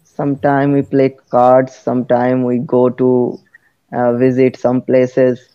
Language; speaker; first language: English; non-native, local second language; Hindi